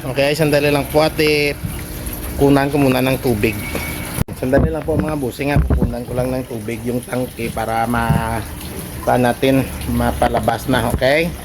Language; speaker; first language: Filipino; non-native, local second language; Hiligaynon